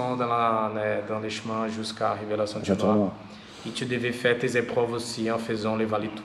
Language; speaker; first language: French; non-native, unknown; Portuguese